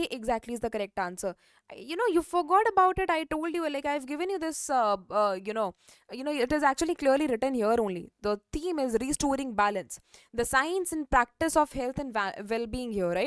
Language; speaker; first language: English; non-native, local second language; Hindi